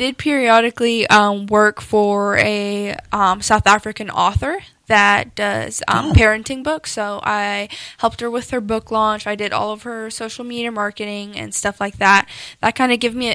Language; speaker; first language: English; non-native, local second language; Afrikaans